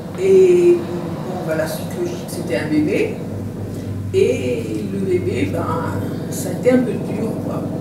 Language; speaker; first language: French; native; French